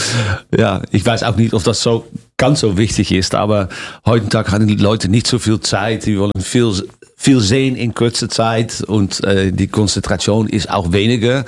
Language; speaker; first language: German; non-native, fluent; Dutch